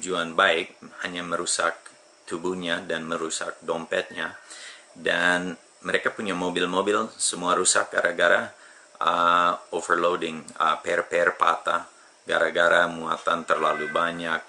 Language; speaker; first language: Indonesian; non-native, fluent; English